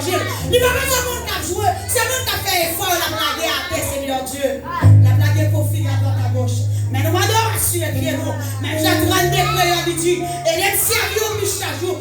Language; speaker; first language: French; non-native, local second language; Haitian Creole